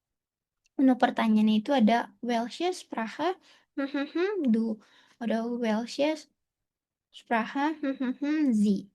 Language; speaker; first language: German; non-native, fluent; Indonesian